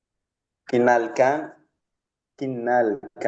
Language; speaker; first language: Indonesian; non-native, learner; Arabic